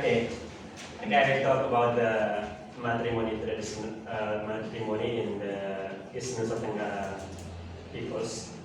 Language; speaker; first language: English; non-native, learner; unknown